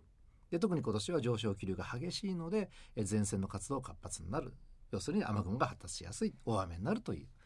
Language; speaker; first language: Japanese; native; Japanese